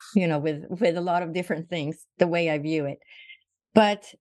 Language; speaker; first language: English; non-native, fluent; Swedish